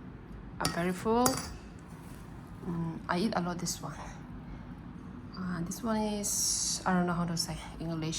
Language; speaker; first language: English; non-native, learner; Burmese